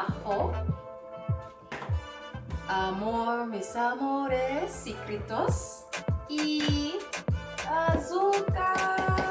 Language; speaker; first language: Spanish; non-native, learner; English